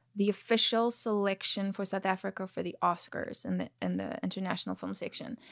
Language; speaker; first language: English; native; English